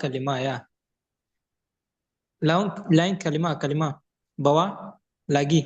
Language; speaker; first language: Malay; non-native, learner; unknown